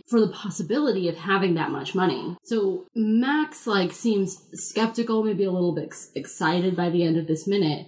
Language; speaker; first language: English; native; English